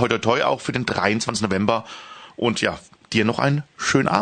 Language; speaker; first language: German; native; German